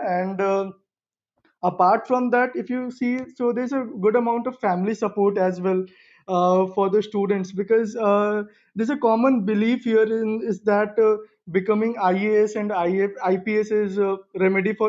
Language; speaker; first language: English; non-native, local second language; Hindi